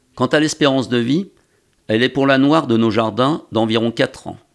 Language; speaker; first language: French; native; French